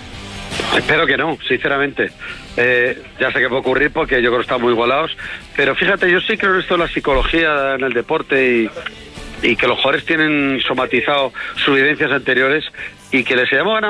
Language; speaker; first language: Spanish; native; Spanish